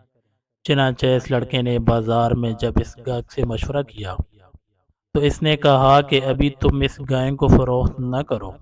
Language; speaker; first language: Urdu; native; Urdu